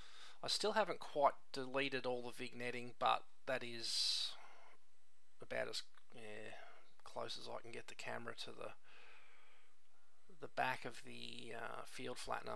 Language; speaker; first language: English; native; English